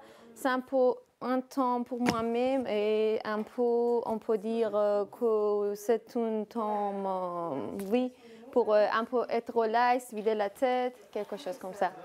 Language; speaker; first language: French; non-native, learner; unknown